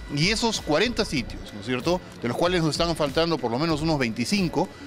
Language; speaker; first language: Spanish; native; Spanish